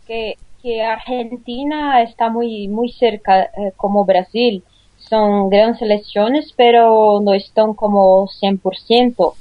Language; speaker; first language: Spanish; non-native, learner; Portuguese